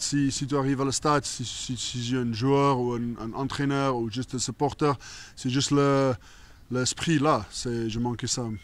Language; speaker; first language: French; non-native, learner; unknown